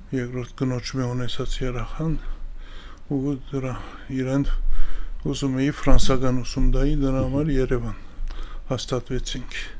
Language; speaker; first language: Armenian; early bilingual, heritage; Armenian